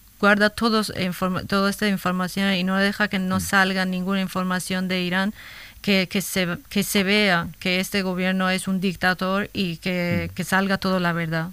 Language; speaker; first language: Spanish; non-native, fluent; Kurdish